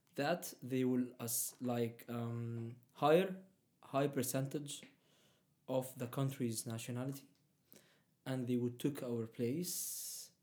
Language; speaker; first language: English; non-native, fluent; Arabic